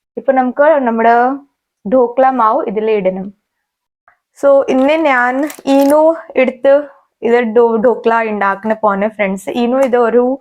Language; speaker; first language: Malayalam; non-native, learner; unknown